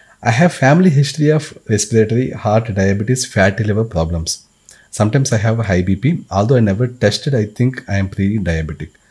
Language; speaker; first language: English; non-native, local second language; Telugu